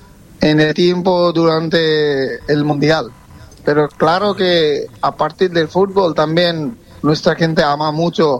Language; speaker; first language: Spanish; non-native, fluent; Bangla